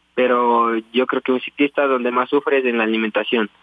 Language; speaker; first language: Spanish; native; Spanish